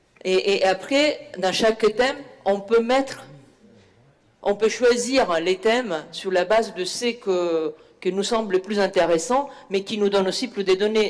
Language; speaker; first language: French; non-native, fluent; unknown